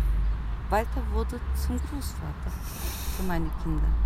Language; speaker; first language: German; early bilingual, other home language; Turkish